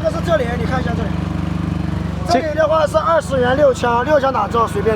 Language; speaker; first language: Chinese; native; Chinese